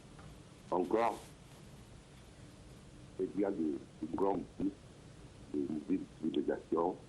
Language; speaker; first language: French; non-native, learner; Arabic